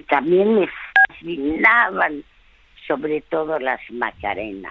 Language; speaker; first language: Spanish; early bilingual, other home language; French